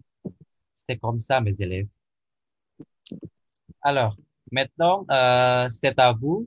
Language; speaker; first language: French; non-native, learner; Indonesian